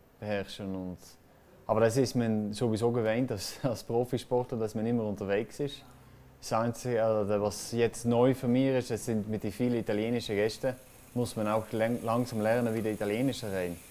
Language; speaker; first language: German; non-native, fluent; Dutch